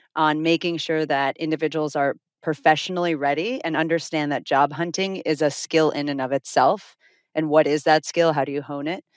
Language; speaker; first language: English; non-native, fluent; Finnish